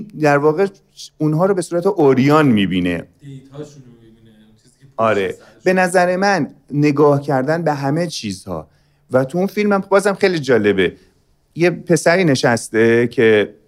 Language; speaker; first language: Persian; native; Persian